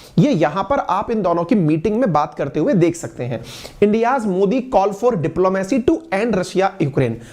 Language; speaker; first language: Hindi; native; Hindi